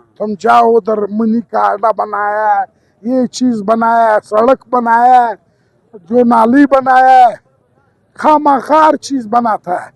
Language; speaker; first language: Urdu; non-native, local second language; Pashto